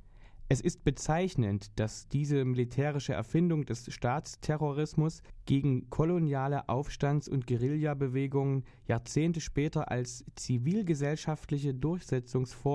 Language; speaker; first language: German; native; German